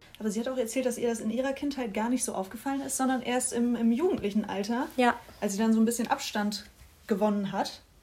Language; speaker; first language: German; native; German